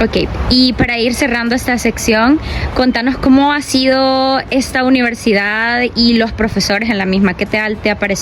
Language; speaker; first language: Spanish; native; Spanish